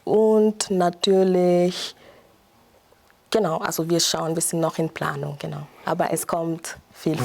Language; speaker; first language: German; non-native, fluent; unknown